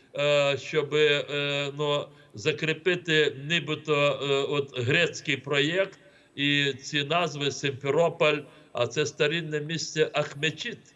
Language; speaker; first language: Ukrainian; non-native, local second language; Crimean Tatar